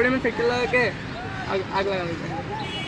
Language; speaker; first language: Hindi; non-native, learner; Rohingya